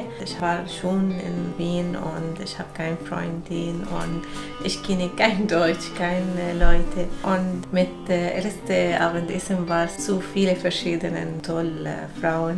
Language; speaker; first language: German; non-native, learner; Arabic